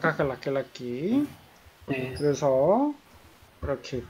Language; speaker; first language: Indonesian; non-native, fluent; Korean